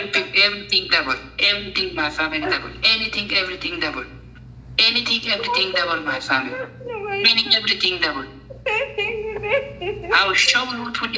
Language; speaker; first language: English; non-native, learner; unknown